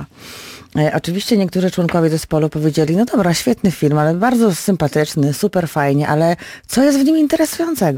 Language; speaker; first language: Polish; native; Polish